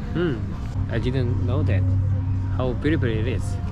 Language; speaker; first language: English; non-native, learner; Korean